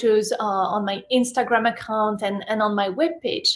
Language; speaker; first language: English; non-native, fluent; French